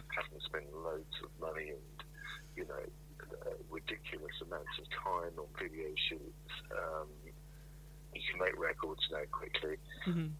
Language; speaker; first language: English; native; English